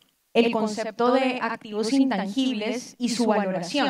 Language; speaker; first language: Spanish; native; Spanish